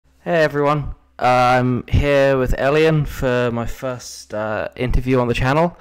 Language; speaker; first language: English; native; English